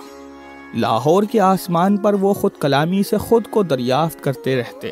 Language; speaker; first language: Urdu; native; Urdu